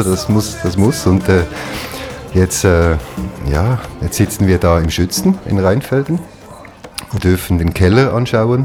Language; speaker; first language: German; native; German